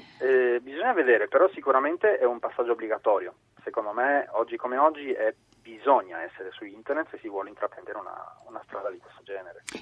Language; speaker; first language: Italian; non-native, fluent; Spanish